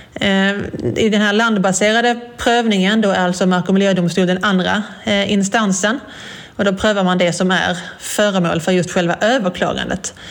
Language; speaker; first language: Swedish; native; Swedish